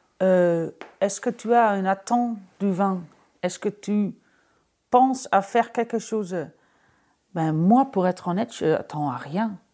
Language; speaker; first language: French; non-native, fluent; Dutch